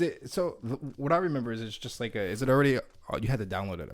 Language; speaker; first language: English; native; English